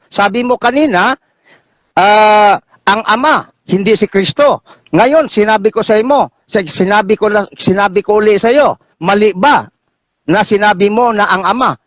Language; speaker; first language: Filipino; non-native, local second language; Cebuano